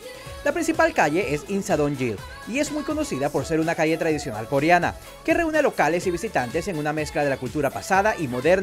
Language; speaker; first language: Spanish; native; Spanish